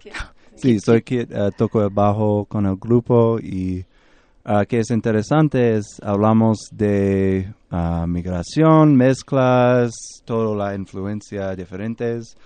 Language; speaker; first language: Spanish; non-native, learner; English